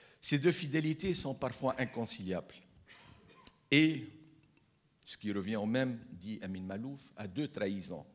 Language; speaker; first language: French; non-native, local second language; Arabic